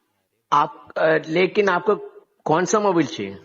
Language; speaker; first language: Hindi; non-native, local second language; Malayalam